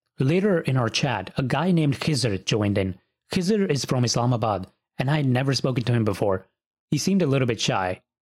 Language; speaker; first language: English; early bilingual, other home language; Punjabi